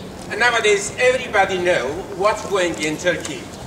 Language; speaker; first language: English; non-native, fluent; Persian